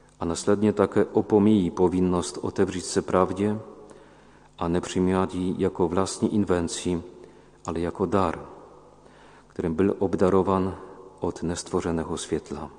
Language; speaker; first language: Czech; non-native, fluent; Polish